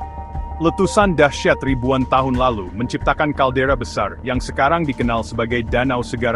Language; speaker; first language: Indonesian; native; Indonesian